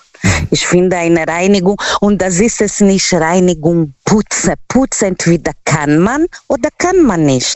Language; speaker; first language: German; non-native, fluent; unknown